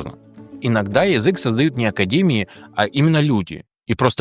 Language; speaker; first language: Russian; native; Russian